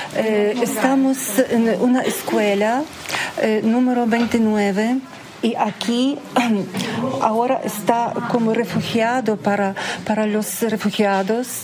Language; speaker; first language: Spanish; non-native, learner; Ukrainian